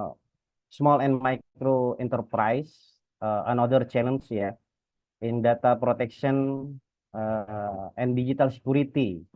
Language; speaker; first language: English; non-native, fluent; Indonesian